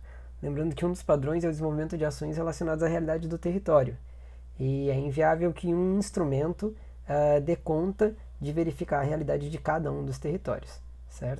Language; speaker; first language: Portuguese; native; Portuguese